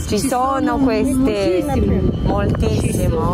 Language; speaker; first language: Italian; non-native, fluent; Japanese